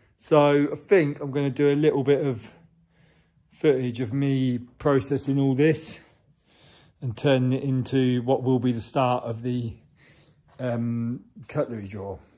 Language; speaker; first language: English; native; English